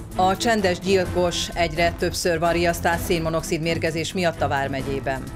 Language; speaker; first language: Hungarian; native; Hungarian